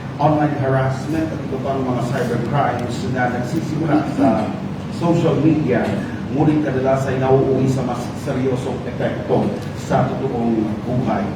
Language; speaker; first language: Filipino; native; Filipino